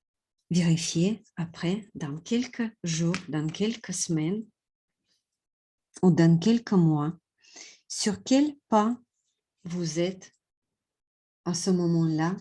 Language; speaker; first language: French; non-native, fluent; Russian